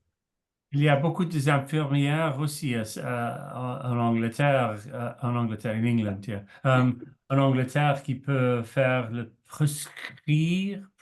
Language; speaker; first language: French; non-native, learner; English